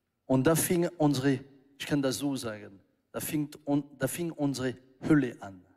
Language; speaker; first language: German; non-native, fluent; French